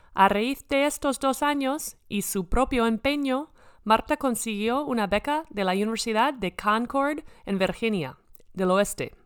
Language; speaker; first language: Spanish; non-native, fluent; English